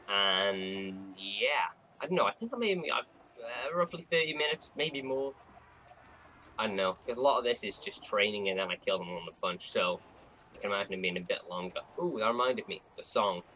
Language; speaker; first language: English; native; English